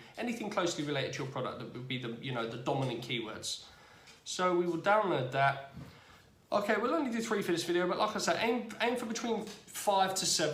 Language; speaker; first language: English; native; English